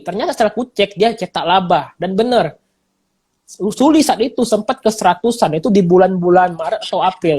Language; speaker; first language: Indonesian; native; Indonesian